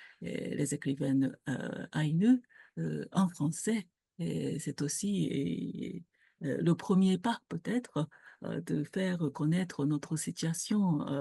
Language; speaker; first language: French; non-native, fluent; Japanese